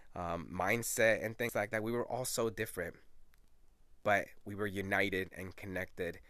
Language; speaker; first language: English; early bilingual, other home language; Spanish